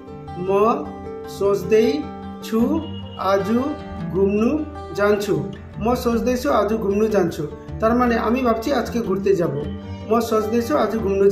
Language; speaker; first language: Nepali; non-native, fluent; Bangla